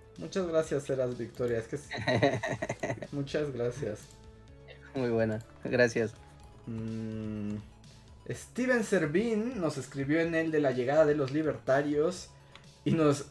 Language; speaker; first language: Spanish; native; Spanish